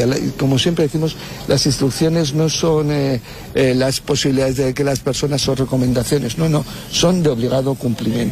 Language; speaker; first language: Spanish; native; Spanish